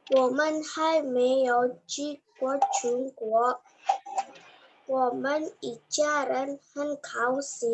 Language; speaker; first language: Chinese; non-native, learner; Indonesian